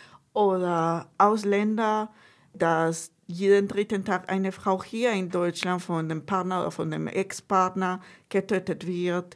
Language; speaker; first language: German; non-native, fluent; Spanish